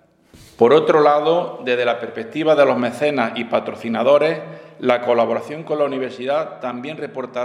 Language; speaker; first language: Spanish; native; Spanish